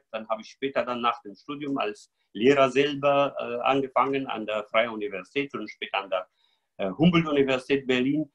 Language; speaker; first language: German; non-native, fluent; Arabic